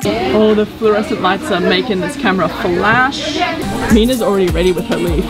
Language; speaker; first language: English; native; English